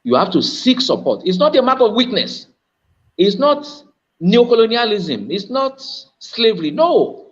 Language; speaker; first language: English; non-native, local second language; Yoruba